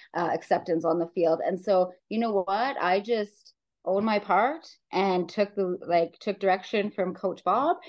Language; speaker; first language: English; native; English